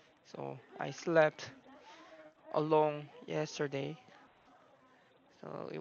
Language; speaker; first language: English; non-native, learner; Korean